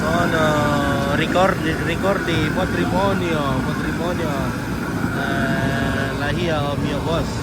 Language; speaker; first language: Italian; non-native, learner; Indonesian